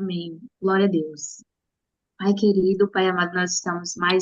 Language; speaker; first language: Portuguese; native; Portuguese